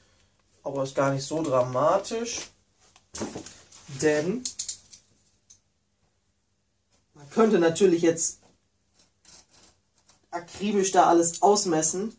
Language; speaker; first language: German; native; German